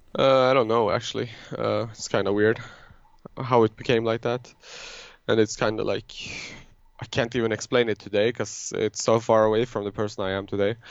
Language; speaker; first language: English; non-native, fluent; Swedish